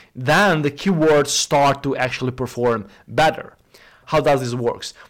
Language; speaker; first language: English; non-native, fluent; Albanian